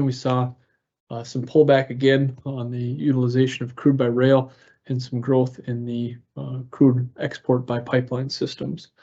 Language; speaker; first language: English; native; English